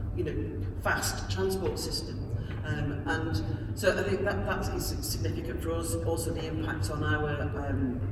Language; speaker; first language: English; native; English